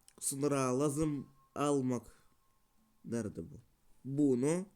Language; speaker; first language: Turkish; non-native, learner; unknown